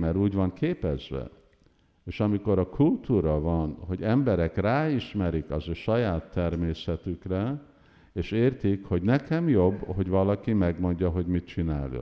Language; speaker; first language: Hungarian; early bilingual, heritage; Hungarian